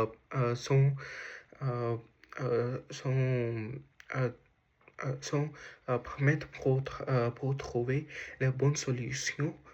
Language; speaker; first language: French; non-native, learner; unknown